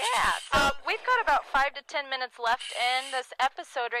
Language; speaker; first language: English; native; English